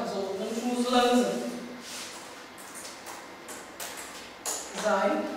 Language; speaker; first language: German; non-native, learner; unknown